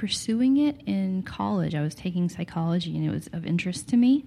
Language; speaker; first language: English; native; English